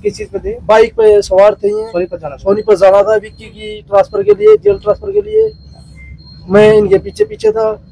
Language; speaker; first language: Hindi; native; Hindi